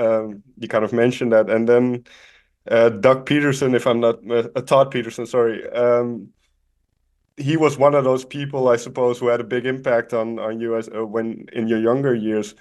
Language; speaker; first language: English; non-native, fluent; Dutch